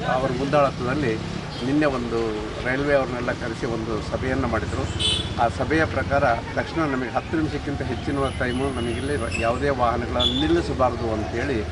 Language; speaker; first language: Kannada; native; Kannada